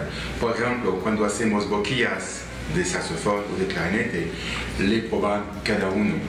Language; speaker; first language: Spanish; non-native, learner; French